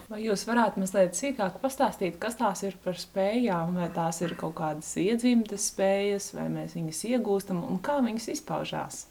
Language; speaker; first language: Latvian; native; Latvian